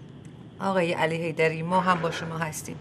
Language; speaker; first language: Persian; native; Persian